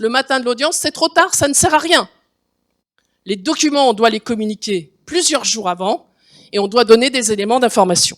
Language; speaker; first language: French; native; French